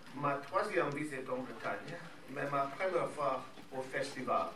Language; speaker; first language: French; non-native, learner; English